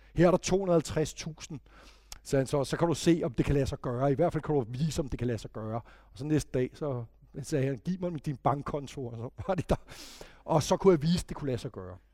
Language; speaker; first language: Danish; native; Danish